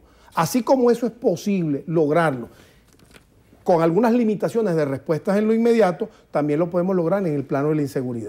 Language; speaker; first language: Spanish; native; Spanish